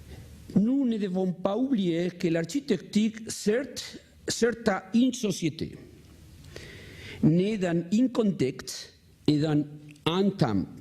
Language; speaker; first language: French; non-native, learner; Spanish